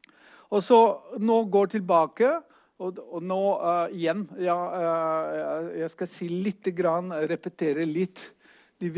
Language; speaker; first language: Norwegian; non-native, fluent; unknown